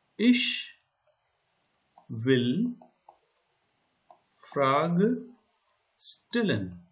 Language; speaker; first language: German; non-native, learner; Hindi